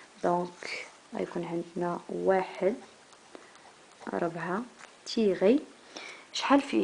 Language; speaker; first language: Arabic; native; Arabic